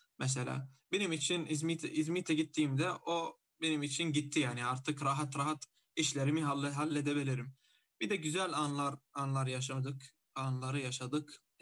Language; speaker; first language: Turkish; non-native, fluent; Arabic